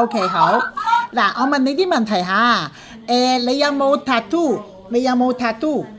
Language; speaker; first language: Cantonese; native; Cantonese